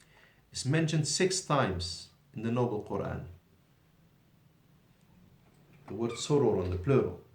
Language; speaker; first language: English; non-native, fluent; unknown